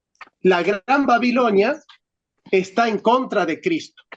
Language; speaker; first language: Spanish; native; Spanish